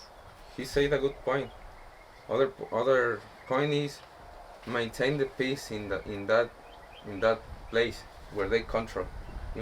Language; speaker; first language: English; non-native, learner; Spanish